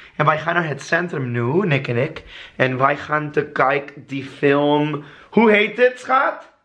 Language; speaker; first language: Dutch; non-native, learner; English